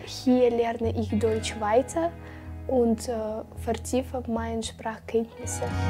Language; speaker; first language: German; non-native, fluent; Russian